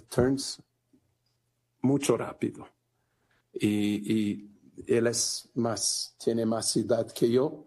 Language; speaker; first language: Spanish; non-native, fluent; Portuguese